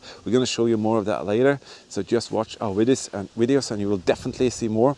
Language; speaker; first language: English; non-native, fluent; Norwegian